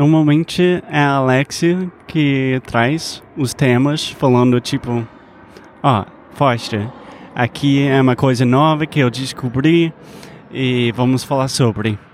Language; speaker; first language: Portuguese; non-native, fluent; English